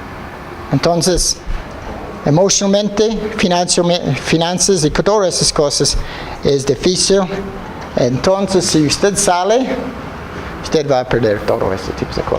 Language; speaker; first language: Spanish; non-native, fluent; English